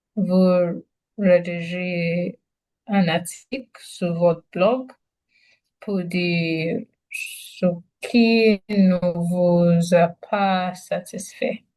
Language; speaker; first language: French; non-native, learner; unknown